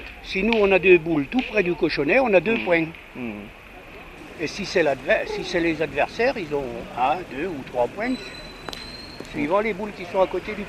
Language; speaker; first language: French; native; French